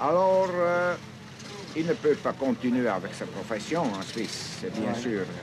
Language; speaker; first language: French; non-native, fluent; Swiss German